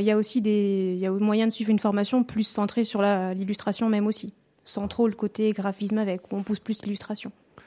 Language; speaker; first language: French; native; French